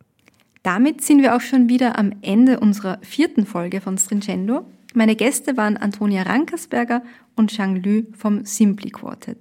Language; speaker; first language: German; native; German